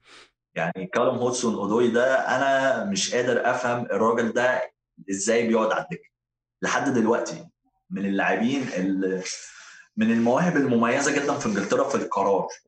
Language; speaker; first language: Arabic; native; Arabic